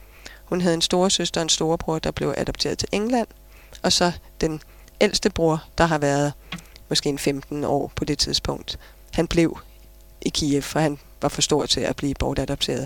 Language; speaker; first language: Danish; native; Danish